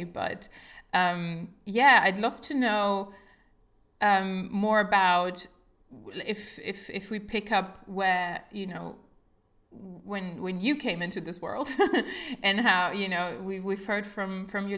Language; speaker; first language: English; non-native, fluent; German